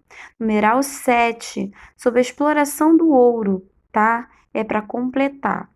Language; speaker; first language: Portuguese; native; Portuguese